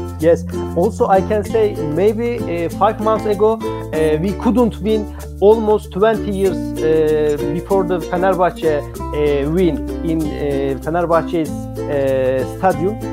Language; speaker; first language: English; non-native, learner; Turkish